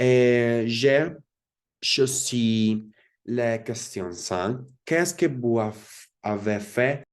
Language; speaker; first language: French; non-native, learner; Spanish